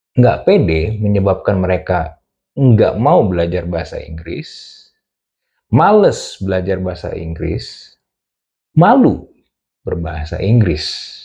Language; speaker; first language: Indonesian; native; Indonesian